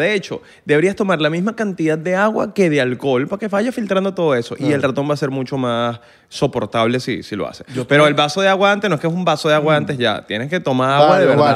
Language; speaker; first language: Spanish; native; Spanish